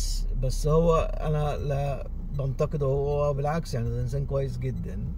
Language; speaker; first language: Arabic; native; Arabic